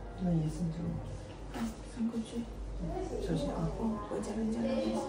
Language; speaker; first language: Chinese; native; Chinese